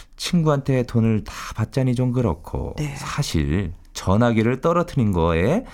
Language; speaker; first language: Korean; native; Korean